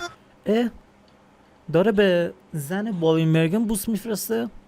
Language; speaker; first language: Persian; native; Persian